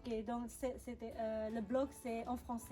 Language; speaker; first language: French; non-native, learner; Indonesian